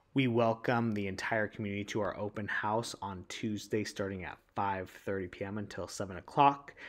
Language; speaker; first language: English; early bilingual, other home language; Spanish